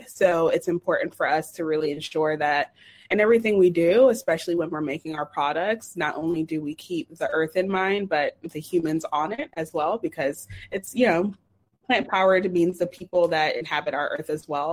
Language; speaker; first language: English; native; English